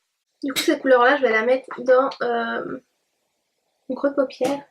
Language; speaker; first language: French; native; French